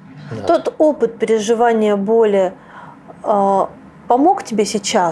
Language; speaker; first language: Russian; native; Russian